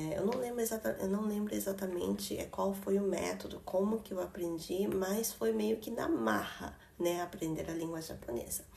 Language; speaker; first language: Portuguese; early bilingual, heritage; Portuguese